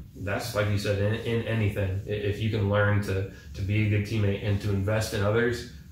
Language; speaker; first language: English; native; English